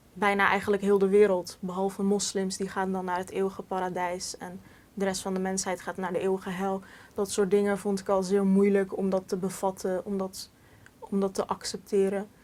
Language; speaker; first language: Dutch; early bilingual, other home language; Turkish